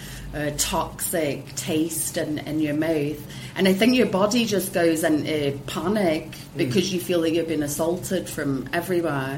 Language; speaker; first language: English; native; English